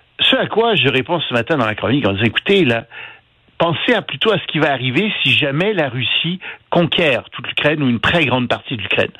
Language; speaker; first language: French; native; French